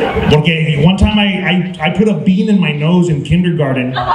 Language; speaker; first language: English; early bilingual, other home language; Spanish